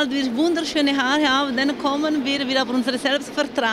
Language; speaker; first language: German; non-native, fluent; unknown